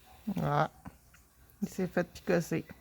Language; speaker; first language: French; native; French